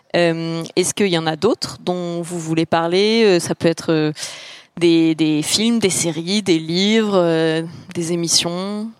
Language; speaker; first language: French; native; French